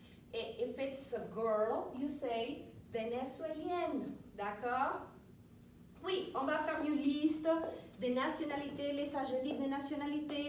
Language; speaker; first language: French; non-native, fluent; Spanish